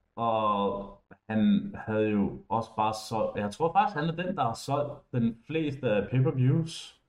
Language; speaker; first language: Danish; native; Danish